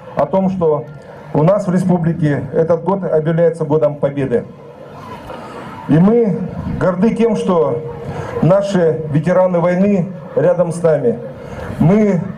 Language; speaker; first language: Russian; non-native, local second language; Yakut